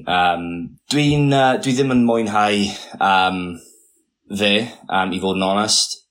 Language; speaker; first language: Welsh; non-native, local second language; English